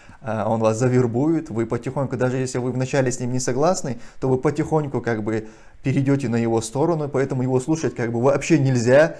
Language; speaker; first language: Russian; non-native, local second language; Chechen